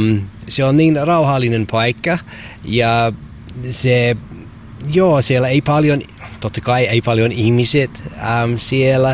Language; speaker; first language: Finnish; non-native, learner; English